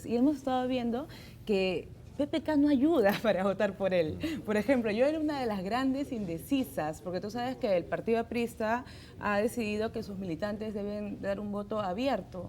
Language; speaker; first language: Spanish; native; Spanish